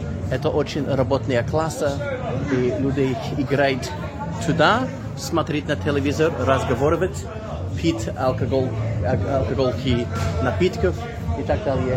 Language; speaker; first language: Russian; non-native, learner; English